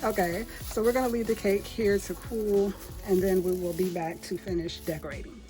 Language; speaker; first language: English; native; English